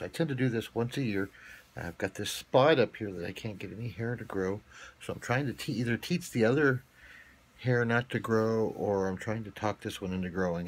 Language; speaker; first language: English; native; English